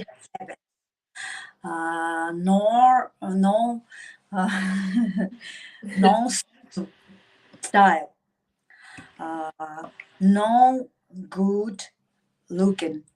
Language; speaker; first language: English; non-native, learner; Russian